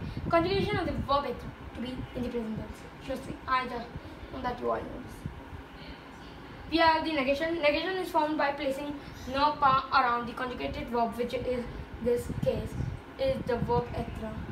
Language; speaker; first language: English; non-native, local second language; Gujarati